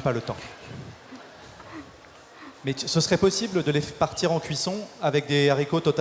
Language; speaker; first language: French; native; French